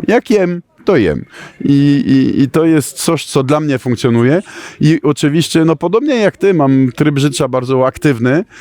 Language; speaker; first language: Polish; non-native, fluent; French